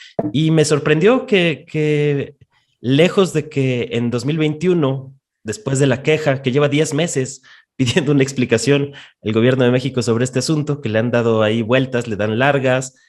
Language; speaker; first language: Spanish; native; Spanish